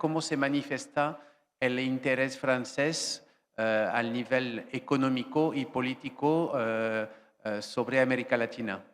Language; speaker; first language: Spanish; non-native, fluent; French